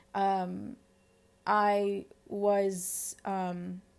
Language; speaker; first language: English; non-native, fluent; Arabic